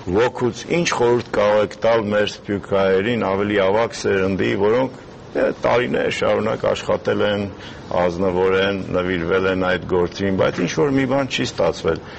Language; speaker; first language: Armenian; native; Armenian